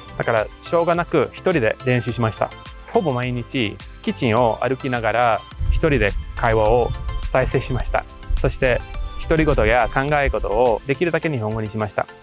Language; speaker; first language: Japanese; non-native, fluent; English